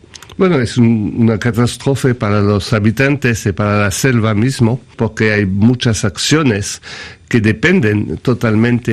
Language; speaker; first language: Spanish; non-native, fluent; French